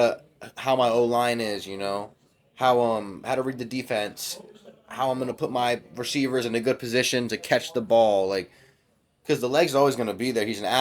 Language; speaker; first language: English; native; English